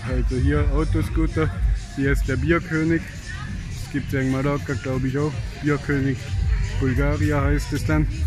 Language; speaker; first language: German; native; German